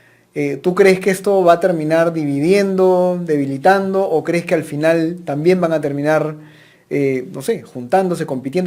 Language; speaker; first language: Spanish; native; Spanish